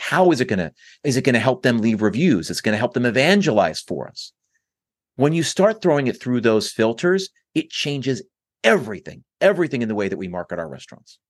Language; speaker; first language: English; native; English